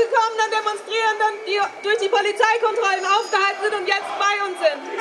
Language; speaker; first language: German; early bilingual, other home language; Turkish